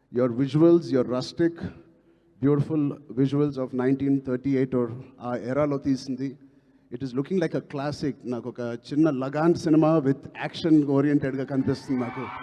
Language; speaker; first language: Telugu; native; Telugu